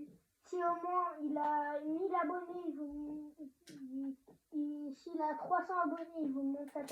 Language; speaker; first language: French; native; French